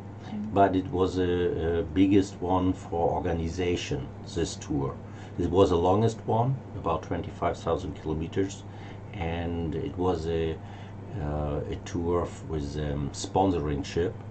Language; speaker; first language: English; non-native, learner; German